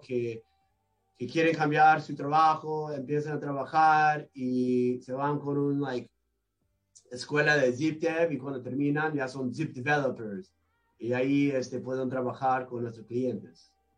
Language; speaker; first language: Spanish; non-native, learner; English